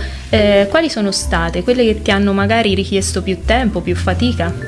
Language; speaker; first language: Italian; native; Italian